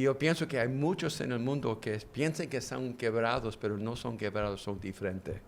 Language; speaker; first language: Spanish; early bilingual, heritage; English